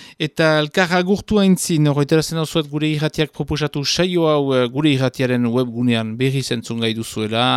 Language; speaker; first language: Basque; native; Basque